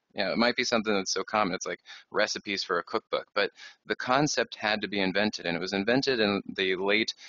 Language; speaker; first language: English; native; English